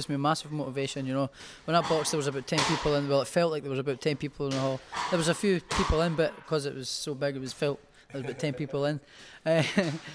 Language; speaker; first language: English; native; English